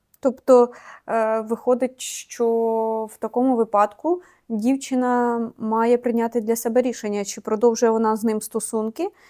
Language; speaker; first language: Ukrainian; native; Ukrainian